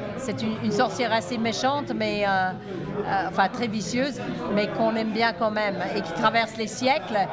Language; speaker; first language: French; non-native, fluent; English